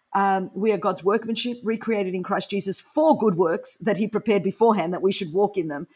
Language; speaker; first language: English; non-native, local second language; Greek